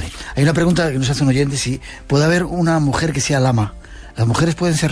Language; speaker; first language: Spanish; native; Spanish